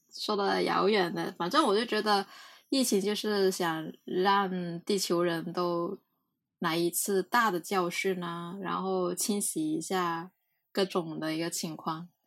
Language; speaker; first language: Chinese; non-native, local second language; Cantonese